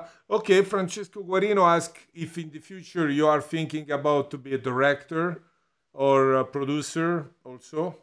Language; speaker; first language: English; non-native, fluent; Italian